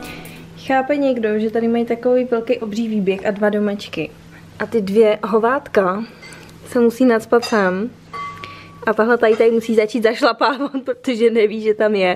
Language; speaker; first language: Czech; native; Czech